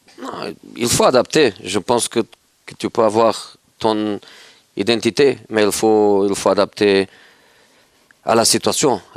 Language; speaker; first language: French; non-native, fluent; Portuguese